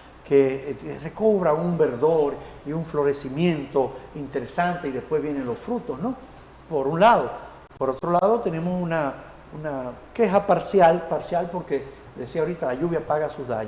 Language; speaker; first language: Spanish; native; Spanish